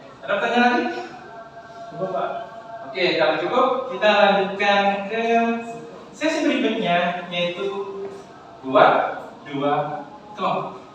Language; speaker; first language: Indonesian; native; Indonesian